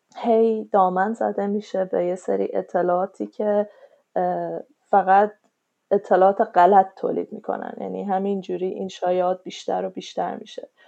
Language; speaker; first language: Persian; native; Persian